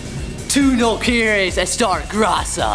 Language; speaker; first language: Spanish; non-native, learner; English